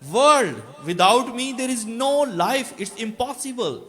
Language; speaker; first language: English; non-native, local second language; Urdu